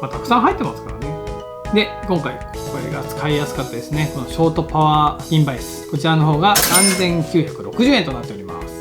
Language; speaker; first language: Japanese; native; Japanese